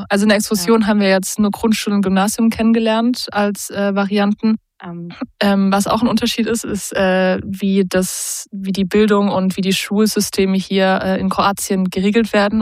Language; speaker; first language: German; native; German